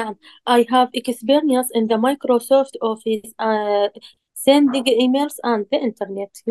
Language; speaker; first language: English; non-native, learner; Arabic